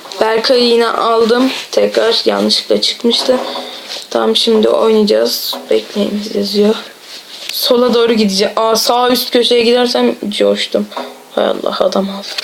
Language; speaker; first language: Turkish; native; Turkish